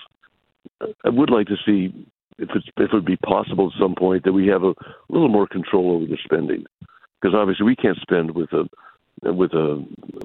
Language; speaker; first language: English; native; English